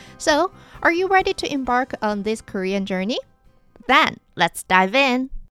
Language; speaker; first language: English; non-native, fluent; Korean